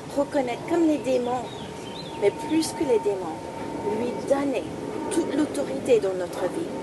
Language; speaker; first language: French; non-native, fluent; English